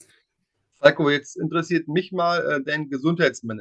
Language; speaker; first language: German; native; German